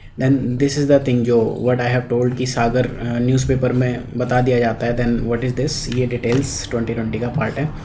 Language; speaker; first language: Hindi; native; Hindi